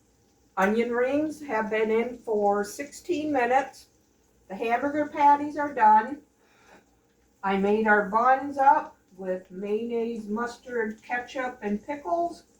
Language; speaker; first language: English; native; English